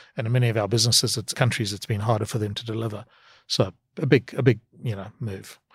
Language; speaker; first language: English; native; English